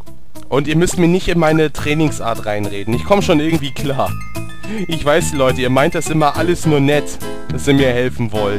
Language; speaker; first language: German; native; German